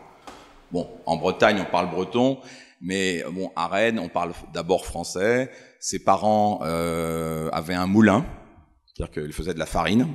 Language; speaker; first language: French; native; French